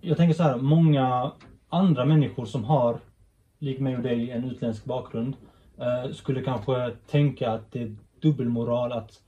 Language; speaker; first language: Swedish; early bilingual, other home language; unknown